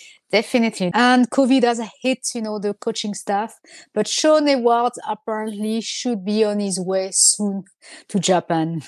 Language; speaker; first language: English; non-native, fluent; French